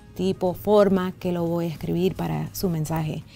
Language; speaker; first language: Spanish; early bilingual, other home language; English